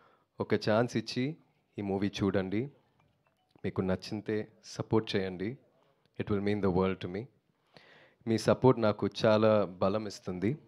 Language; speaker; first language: Telugu; non-native, learner; Tamil